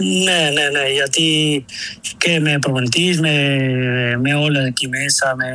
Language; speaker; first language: Greek; non-native, learner; Spanish